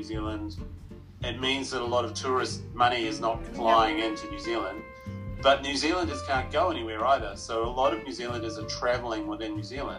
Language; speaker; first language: English; native; English